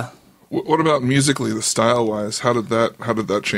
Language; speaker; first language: English; native; English